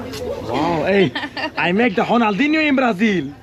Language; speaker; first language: English; non-native, fluent; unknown